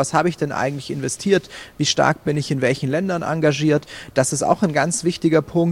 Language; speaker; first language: German; native; German